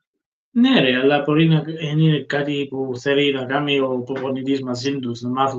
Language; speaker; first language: Greek; early bilingual, heritage; Greek